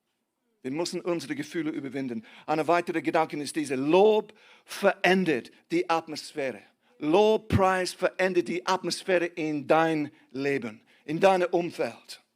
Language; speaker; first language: German; non-native, fluent; English